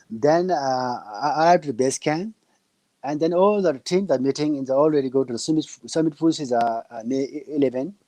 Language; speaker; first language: English; non-native, learner; Nepali